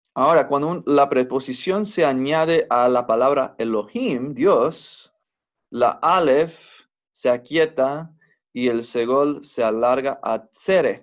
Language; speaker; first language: Spanish; non-native, fluent; English